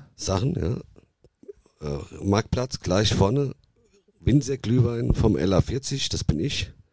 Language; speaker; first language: German; early bilingual, other home language; Italian